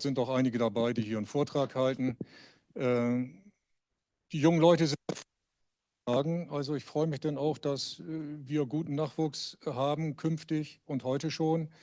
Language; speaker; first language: German; native; German